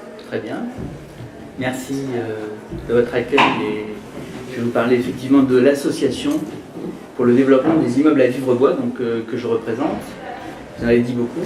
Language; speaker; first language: French; native; French